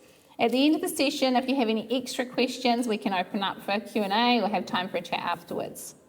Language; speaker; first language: English; native; English